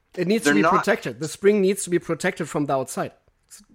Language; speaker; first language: English; non-native, fluent; German